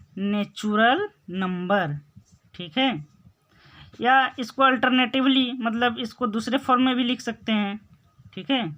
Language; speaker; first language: Hindi; native; Hindi